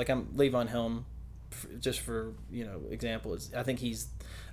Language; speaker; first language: English; native; English